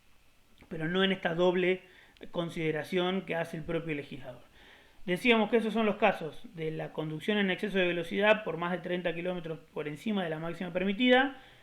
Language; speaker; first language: Spanish; native; Spanish